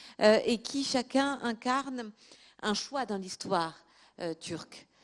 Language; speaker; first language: French; native; French